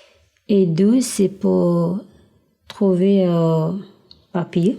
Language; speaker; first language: French; non-native, learner; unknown